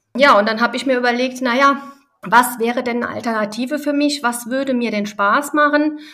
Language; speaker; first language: German; early bilingual, other home language; Italian